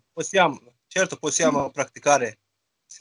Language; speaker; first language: Italian; non-native, learner; Azerbaijani